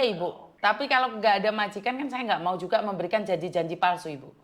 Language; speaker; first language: Indonesian; native; Indonesian